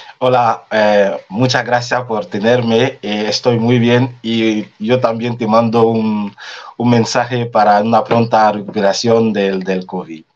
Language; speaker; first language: Spanish; non-native, fluent; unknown